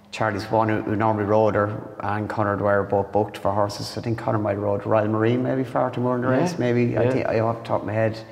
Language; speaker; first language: English; native; English